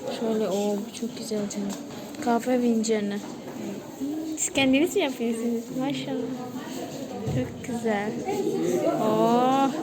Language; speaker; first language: Turkish; non-native, fluent; Indonesian